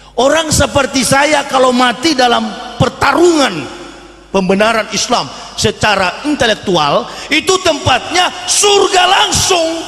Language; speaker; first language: Indonesian; native; Indonesian